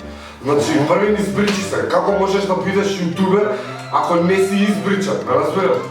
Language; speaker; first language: Macedonian; native; Macedonian